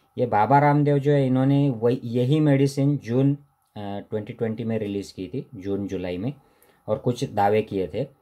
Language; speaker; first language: Hindi; non-native, local second language; Marathi